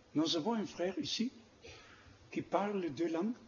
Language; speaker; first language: French; non-native, learner; German